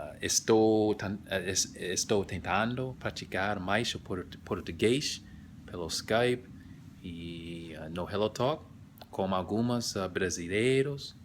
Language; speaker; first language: Portuguese; non-native, learner; English